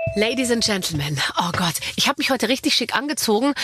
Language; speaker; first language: German; native; German